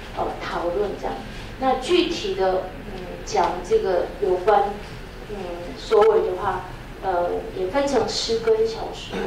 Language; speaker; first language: Chinese; non-native, fluent; Korean